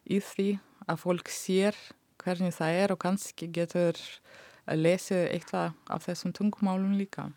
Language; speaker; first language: Icelandic; non-native, fluent; Russian